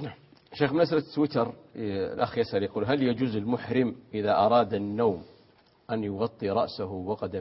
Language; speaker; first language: Arabic; native; Arabic